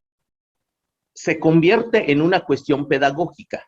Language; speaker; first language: Spanish; non-native, local second language; Yucateco